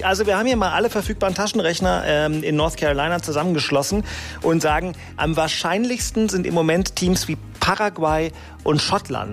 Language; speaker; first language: German; native; German